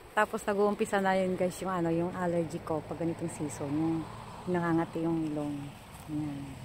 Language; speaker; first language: Filipino; native; Filipino